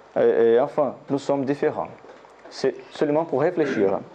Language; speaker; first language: French; non-native, learner; Portuguese